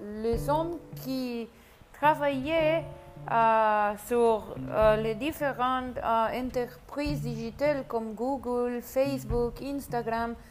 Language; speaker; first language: French; non-native, learner; Spanish